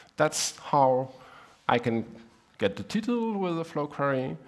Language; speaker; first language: English; non-native, fluent; German